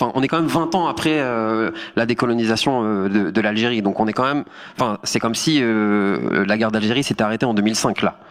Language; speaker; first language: French; native; French